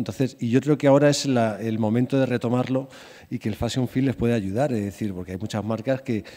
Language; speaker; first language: Spanish; native; Spanish